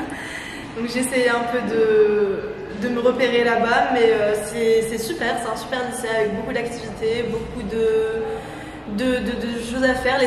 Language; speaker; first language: French; non-native, local second language; Arabic